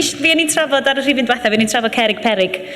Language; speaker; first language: Welsh; native; Welsh